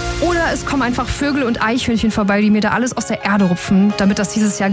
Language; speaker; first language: German; native; German